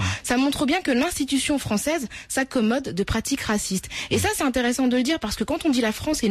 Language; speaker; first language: French; native; French